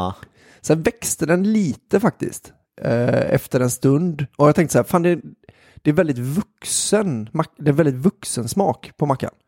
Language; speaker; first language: Swedish; native; Swedish